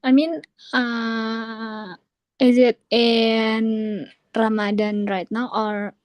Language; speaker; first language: English; non-native, learner; Indonesian